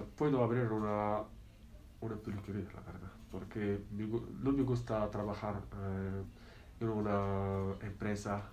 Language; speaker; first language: Spanish; non-native, learner; Arabic